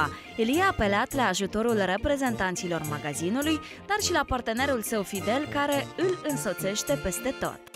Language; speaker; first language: Romanian; native; Romanian